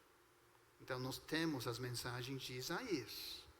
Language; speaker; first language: Portuguese; non-native, fluent; English